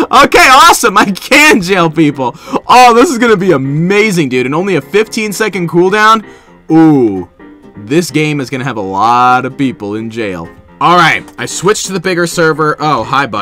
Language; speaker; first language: English; native; English